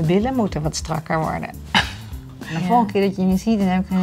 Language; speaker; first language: Dutch; native; Dutch